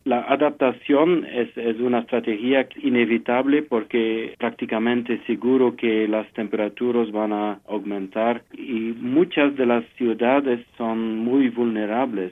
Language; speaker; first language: Spanish; non-native, fluent; French